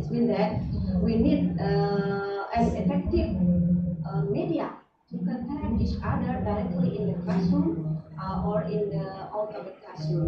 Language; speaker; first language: English; non-native, learner; Indonesian